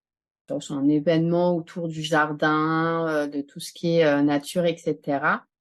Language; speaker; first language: French; native; French